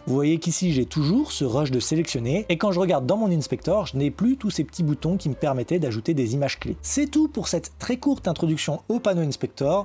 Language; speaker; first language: French; native; French